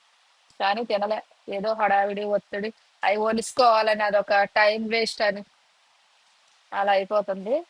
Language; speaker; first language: Telugu; native; Telugu